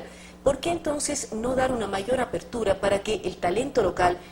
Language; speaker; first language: Spanish; native; Spanish